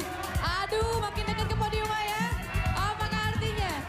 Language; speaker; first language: Indonesian; native; Indonesian